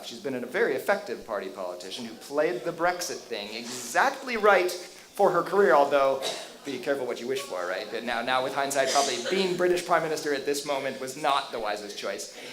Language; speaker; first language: English; native; English